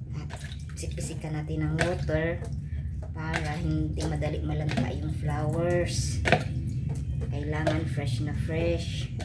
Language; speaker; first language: Filipino; non-native, local second language; Cebuano